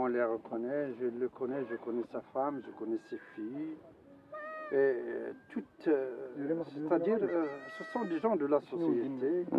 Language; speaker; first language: French; non-native, local second language; Arabic